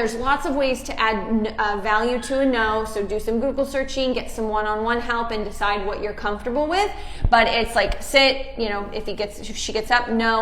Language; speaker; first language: English; native; English